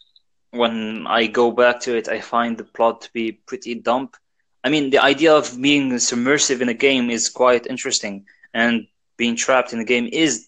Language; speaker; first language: English; non-native, fluent; Arabic